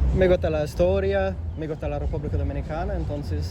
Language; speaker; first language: Spanish; non-native, learner; English